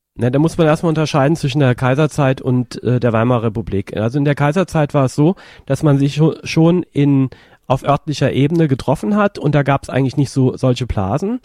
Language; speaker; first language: German; native; German